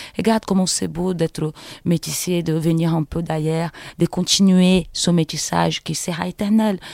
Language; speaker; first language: French; non-native, fluent; Portuguese